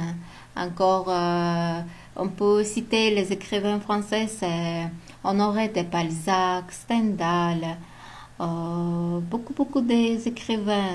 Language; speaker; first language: French; non-native, learner; Uzbek